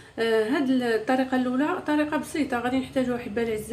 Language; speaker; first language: Arabic; native; Arabic